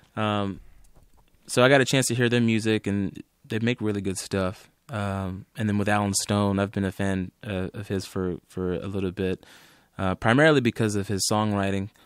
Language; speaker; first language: English; native; English